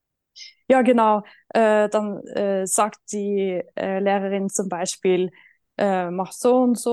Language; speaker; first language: German; non-native, fluent; Norwegian